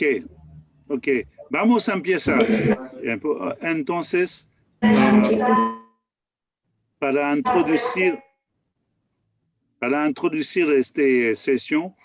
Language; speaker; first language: Spanish; non-native, learner; French